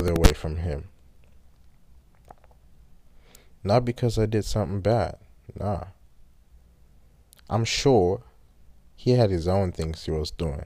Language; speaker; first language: English; non-native, local second language; German